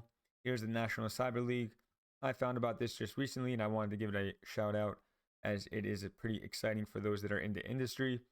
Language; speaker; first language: English; native; English